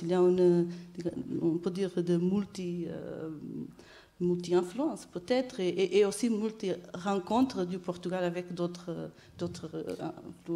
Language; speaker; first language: French; non-native, fluent; Portuguese